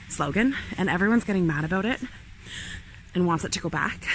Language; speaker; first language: English; native; English